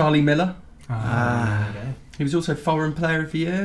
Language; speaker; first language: English; native; English